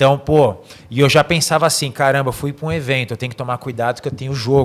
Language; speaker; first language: Portuguese; native; Portuguese